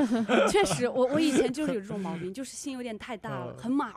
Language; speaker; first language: Chinese; native; Chinese